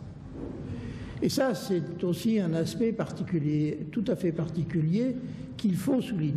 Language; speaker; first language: French; native; French